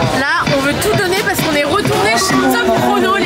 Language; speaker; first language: French; native; French